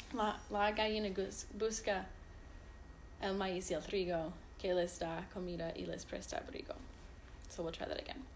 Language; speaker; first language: Spanish; non-native, fluent; English